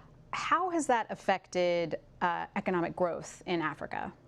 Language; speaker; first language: English; native; English